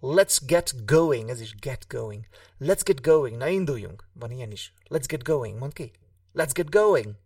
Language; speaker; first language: English; non-native, fluent; Hungarian